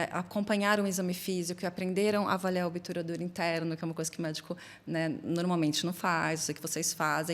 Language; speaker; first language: Portuguese; native; Portuguese